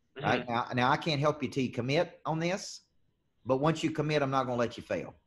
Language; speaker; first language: English; native; English